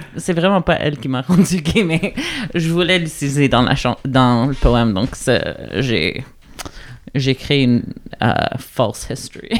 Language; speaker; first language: French; non-native, local second language; English